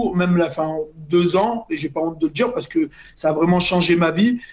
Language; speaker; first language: French; native; French